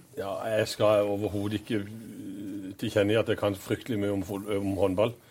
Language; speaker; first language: Norwegian; native; Norwegian